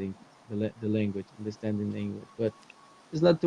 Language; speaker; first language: English; non-native, fluent; Portuguese